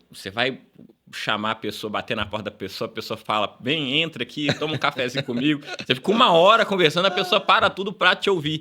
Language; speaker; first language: Portuguese; early bilingual, other home language; Upper Guinea Crioulo